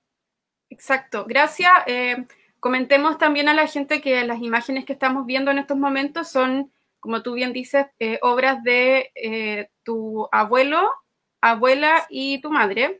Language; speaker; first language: Spanish; native; Spanish